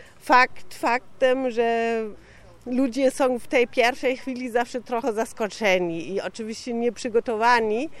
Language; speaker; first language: Polish; non-native, fluent; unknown